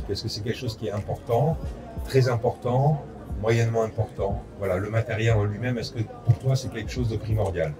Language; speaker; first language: French; native; French